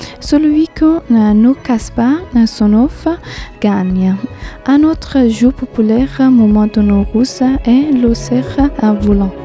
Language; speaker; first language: French; non-native, learner; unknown